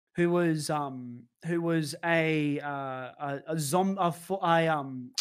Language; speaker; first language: English; native; English